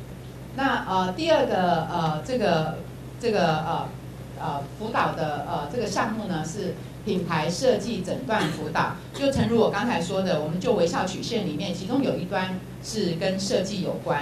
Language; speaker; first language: Chinese; native; Chinese